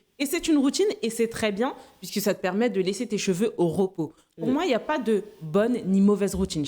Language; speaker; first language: French; non-native, local second language; Haitian Creole